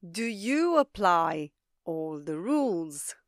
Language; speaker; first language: English; non-native, fluent; Romanian